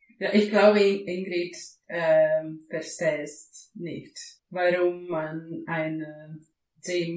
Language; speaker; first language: German; non-native, learner; Greek